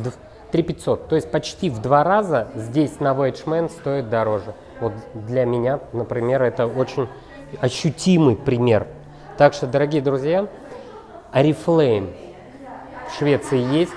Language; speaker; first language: Russian; native; Russian